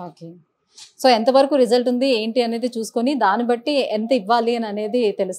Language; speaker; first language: Telugu; native; Telugu